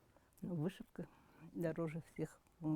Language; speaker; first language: Russian; non-native, local second language; Yakut